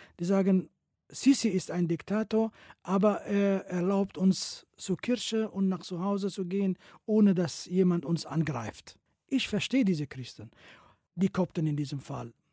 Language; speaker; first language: German; non-native, fluent; Kurdish